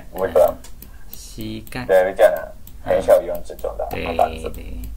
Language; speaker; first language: Chinese; non-native, learner; Spanish